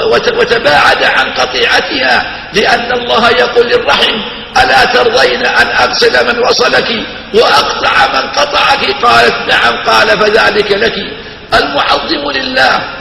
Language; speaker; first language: Arabic; native; Arabic